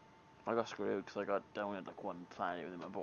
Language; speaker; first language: English; native; English